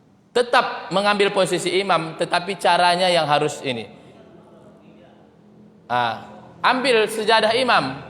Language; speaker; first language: Indonesian; native; Indonesian